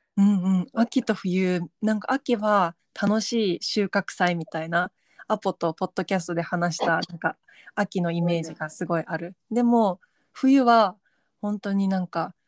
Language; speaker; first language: Japanese; native; Japanese